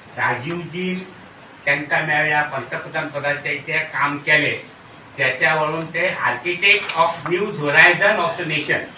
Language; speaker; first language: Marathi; non-native, local second language; Konkani